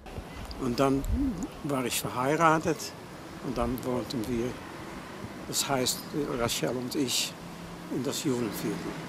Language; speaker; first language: German; non-native, fluent; Dutch